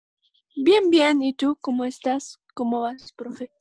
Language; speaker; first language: Spanish; non-native, learner; English